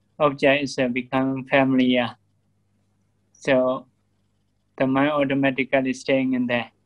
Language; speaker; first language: English; non-native, learner; Burmese